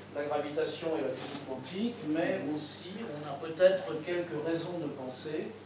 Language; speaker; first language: French; native; French